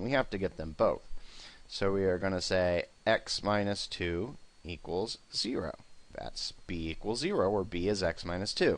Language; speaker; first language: English; native; English